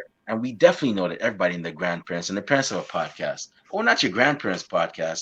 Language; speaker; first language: English; native; English